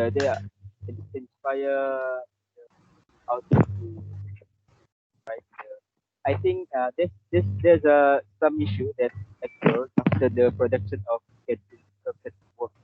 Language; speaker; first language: English; non-native, local second language; Malay